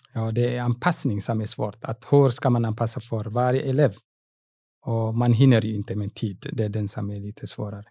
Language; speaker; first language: Swedish; non-native, fluent; Tigrinya